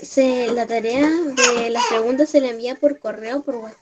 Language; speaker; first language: Spanish; native; Spanish